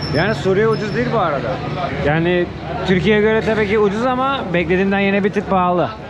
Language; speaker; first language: Turkish; native; Turkish